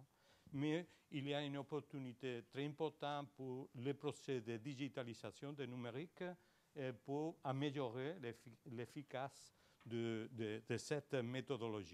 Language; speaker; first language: French; non-native, learner; Spanish